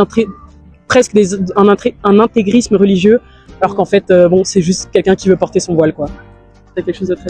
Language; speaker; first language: French; native; French